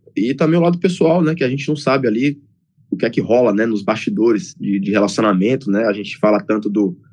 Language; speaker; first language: Portuguese; native; Portuguese